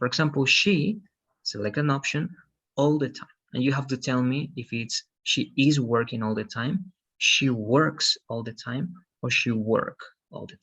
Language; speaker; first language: English; non-native, fluent; Spanish